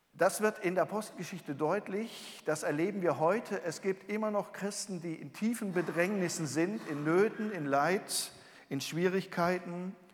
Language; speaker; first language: German; native; German